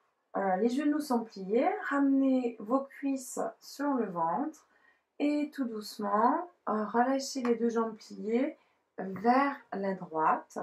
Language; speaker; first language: French; native; French